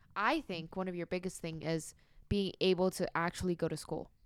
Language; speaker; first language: English; non-native, local second language; Cantonese